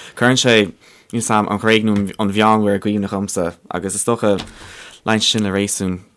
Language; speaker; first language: Irish; native; Irish